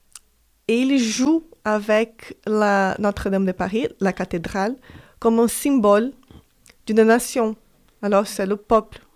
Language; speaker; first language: French; non-native, fluent; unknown